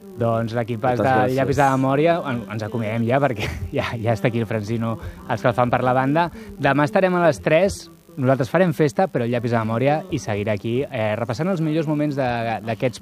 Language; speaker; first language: Catalan; native; Catalan